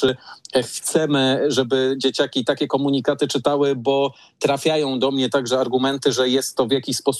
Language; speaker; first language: Polish; native; Polish